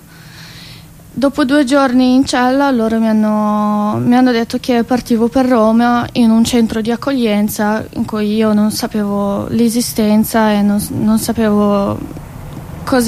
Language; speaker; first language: Italian; non-native, fluent; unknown